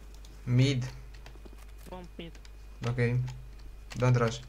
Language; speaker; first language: English; non-native, learner; Romanian